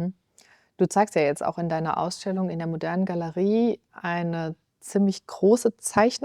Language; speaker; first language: German; native; German